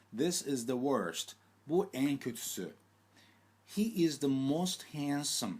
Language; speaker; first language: English; non-native, fluent; Turkish